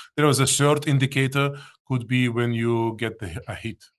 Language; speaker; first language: English; non-native, fluent; Russian